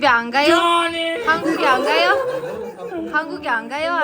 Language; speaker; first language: Korean; non-native, fluent; Kazakh